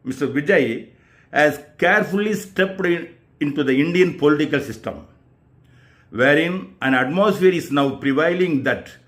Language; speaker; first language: English; non-native, local second language; Tamil